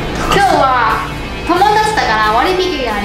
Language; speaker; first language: Japanese; non-native, learner; Chinese